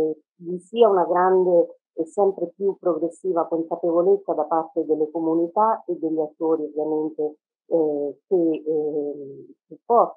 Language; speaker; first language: Italian; native; Italian